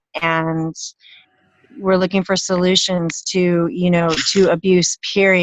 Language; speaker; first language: English; native; English